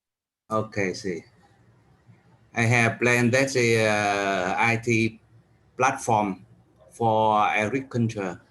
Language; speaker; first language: English; non-native, learner; Vietnamese